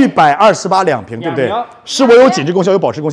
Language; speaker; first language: Chinese; native; Chinese